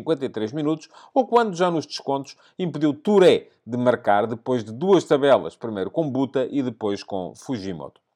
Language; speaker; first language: Portuguese; native; Portuguese